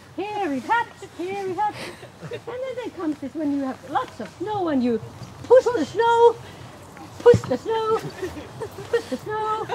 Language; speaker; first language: English; non-native, fluent; Finnish